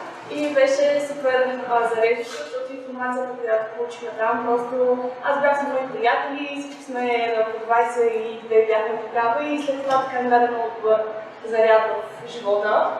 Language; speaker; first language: Bulgarian; native; Bulgarian